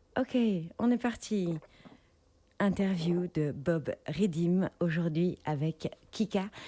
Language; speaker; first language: French; native; French